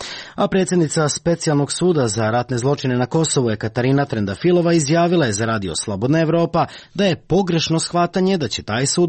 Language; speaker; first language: Serbian; native; Serbian